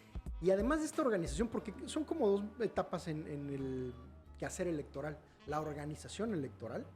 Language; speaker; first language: Spanish; native; Spanish